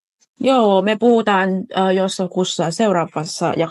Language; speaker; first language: Finnish; non-native, fluent; Vietnamese